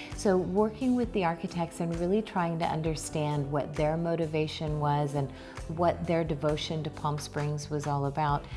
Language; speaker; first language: English; native; English